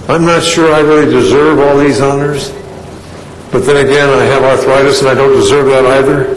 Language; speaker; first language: English; native; English